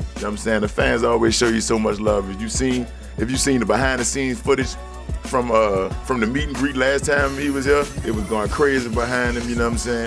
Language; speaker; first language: English; native; English